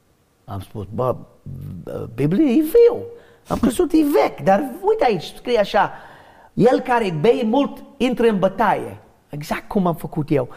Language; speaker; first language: Romanian; non-native, learner; English